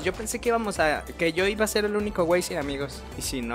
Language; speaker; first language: Spanish; native; Spanish